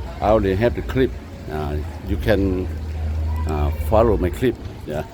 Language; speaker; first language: English; non-native, learner; Lao